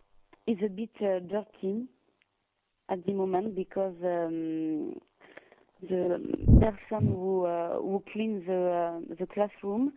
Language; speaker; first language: English; non-native, learner; French